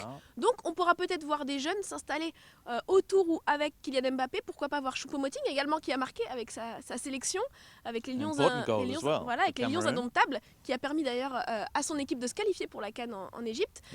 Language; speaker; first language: French; native; French